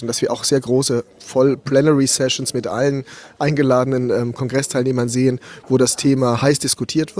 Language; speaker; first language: German; native; German